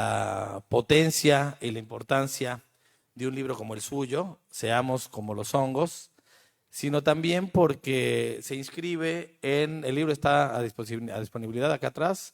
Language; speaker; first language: Spanish; native; Spanish